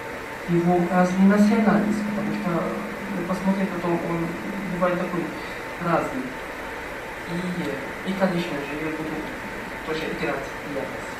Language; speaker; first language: Russian; non-native, fluent; Arabic